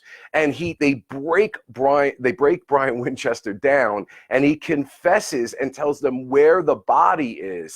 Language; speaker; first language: English; native; English